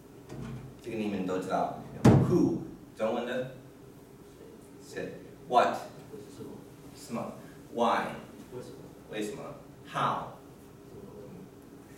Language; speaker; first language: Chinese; non-native, fluent; English